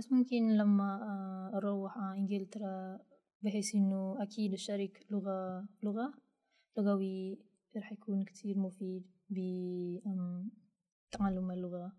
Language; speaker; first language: Arabic; non-native, learner; Malay